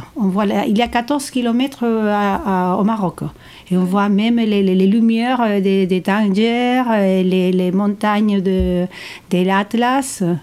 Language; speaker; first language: French; non-native, fluent; Spanish